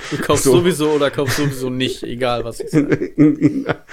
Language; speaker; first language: German; native; German